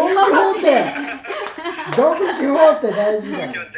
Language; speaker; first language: Japanese; native; Japanese